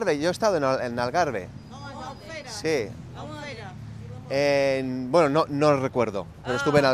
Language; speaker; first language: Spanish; non-native, local second language; Catalan